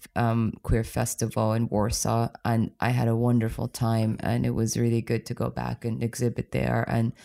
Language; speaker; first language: English; native; English